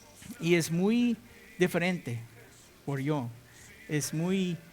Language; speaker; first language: Spanish; non-native, learner; English